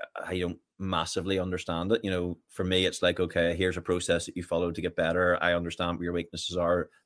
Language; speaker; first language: English; native; English